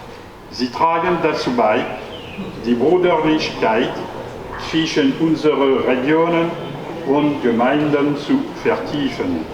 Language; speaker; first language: German; non-native, learner; French